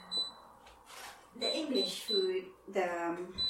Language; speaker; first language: English; non-native, local second language; Malay